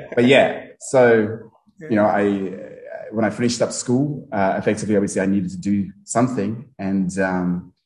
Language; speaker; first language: English; early bilingual, other home language; Nepali